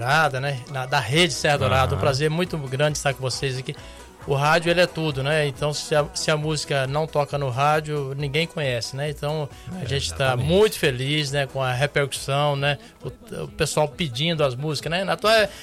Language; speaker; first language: Portuguese; native; Portuguese